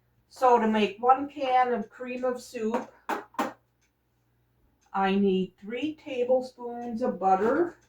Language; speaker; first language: English; native; English